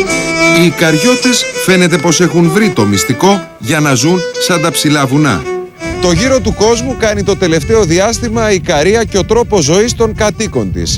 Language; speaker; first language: Greek; native; Greek